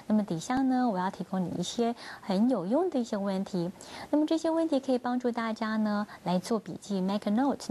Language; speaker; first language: Chinese; native; Chinese